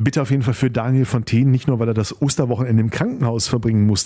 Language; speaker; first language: German; native; German